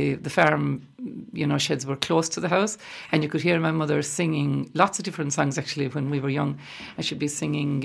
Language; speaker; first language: English; native; English